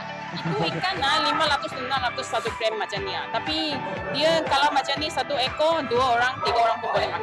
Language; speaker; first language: Malay; non-native, local second language; Chinese